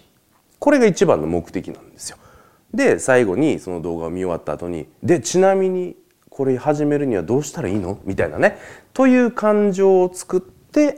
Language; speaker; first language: Japanese; native; Japanese